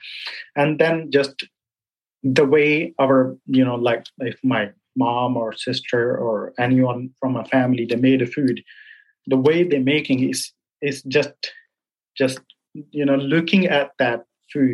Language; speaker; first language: English; non-native, local second language; Punjabi